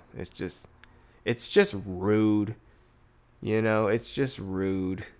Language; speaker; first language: English; native; English